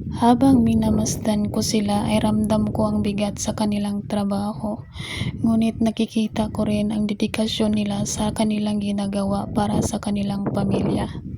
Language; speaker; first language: Filipino; non-native, local second language; Cebuano